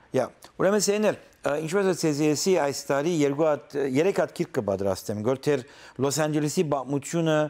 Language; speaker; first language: Armenian; early bilingual, heritage; Armenian